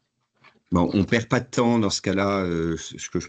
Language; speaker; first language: French; native; French